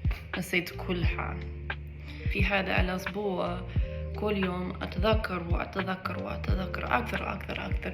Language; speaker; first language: Arabic; non-native, learner; English